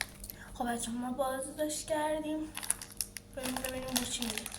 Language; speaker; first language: Persian; native; Persian